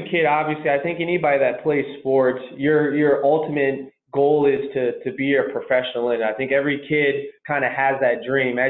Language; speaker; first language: English; native; English